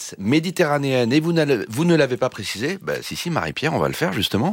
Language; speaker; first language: French; native; French